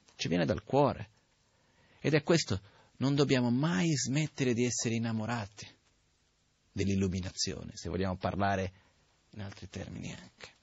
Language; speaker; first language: Italian; non-native, fluent; Portuguese